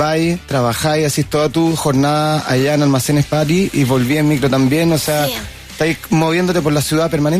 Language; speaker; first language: Spanish; native; Spanish